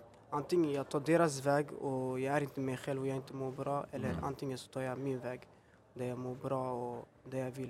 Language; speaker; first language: Swedish; early bilingual, other home language; Albanian